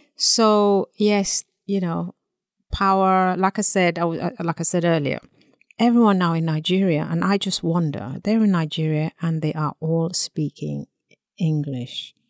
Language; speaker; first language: English; non-native, local second language; Yoruba